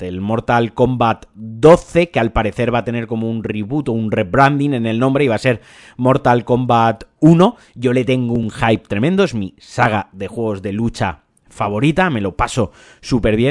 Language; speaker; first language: Spanish; native; Spanish